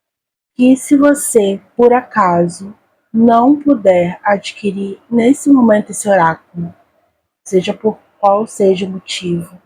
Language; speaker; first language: Portuguese; native; Portuguese